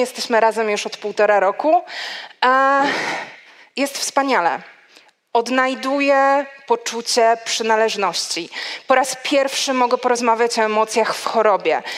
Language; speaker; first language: Polish; native; Polish